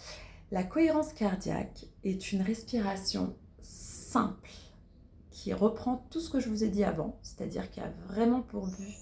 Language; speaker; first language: French; native; French